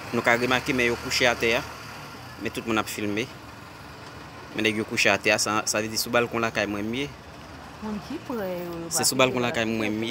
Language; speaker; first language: French; non-native, learner; Haitian Creole